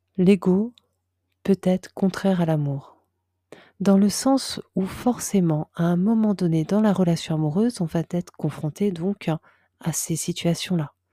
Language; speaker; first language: French; native; French